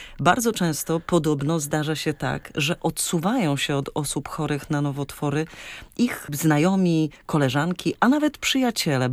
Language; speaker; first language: Polish; native; Polish